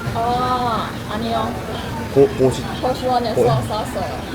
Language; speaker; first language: Korean; non-native, learner; Chinese